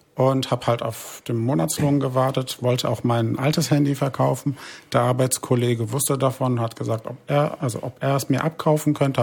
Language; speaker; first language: German; early bilingual, other home language; Arabic